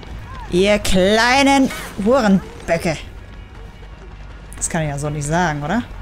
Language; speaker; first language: German; native; German